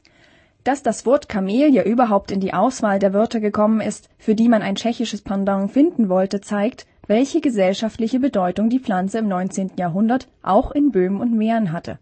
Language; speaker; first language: German; native; German